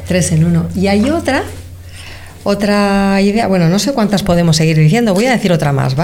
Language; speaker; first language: Spanish; native; Spanish